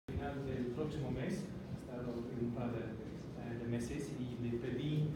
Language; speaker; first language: Spanish; non-native, fluent; English